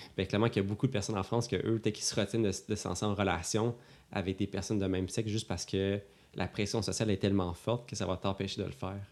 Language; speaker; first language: French; native; French